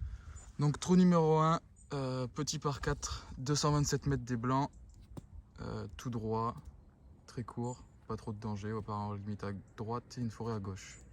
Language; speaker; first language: French; native; French